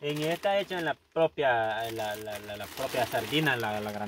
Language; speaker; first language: Spanish; native; Spanish